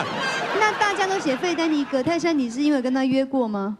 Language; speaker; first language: Chinese; native; Chinese